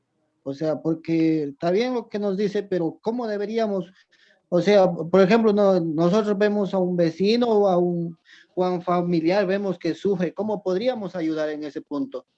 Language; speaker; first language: Spanish; native; Spanish